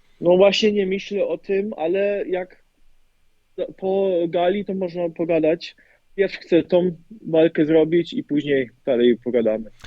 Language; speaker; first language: Polish; early bilingual, heritage; German